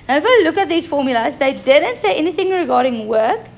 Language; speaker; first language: English; non-native, local second language; Afrikaans